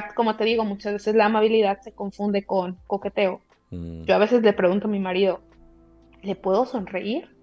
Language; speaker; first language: Spanish; native; Spanish